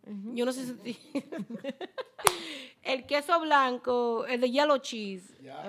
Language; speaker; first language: Spanish; early bilingual, heritage; Spanish